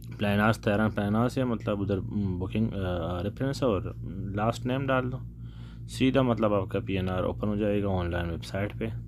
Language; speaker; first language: Urdu; non-native, local second language; Pashto